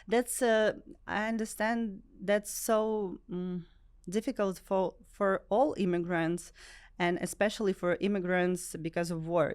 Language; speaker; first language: English; non-native, learner; Ukrainian